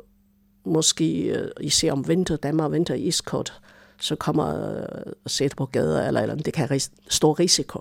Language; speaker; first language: Danish; non-native, fluent; Chinese